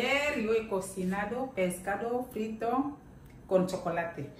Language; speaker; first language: Spanish; non-native, learner; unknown